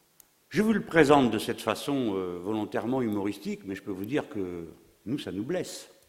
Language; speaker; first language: French; native; French